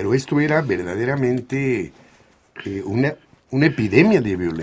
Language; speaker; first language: Spanish; native; Spanish